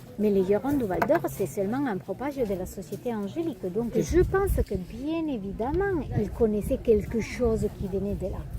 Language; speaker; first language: French; non-native, fluent; Italian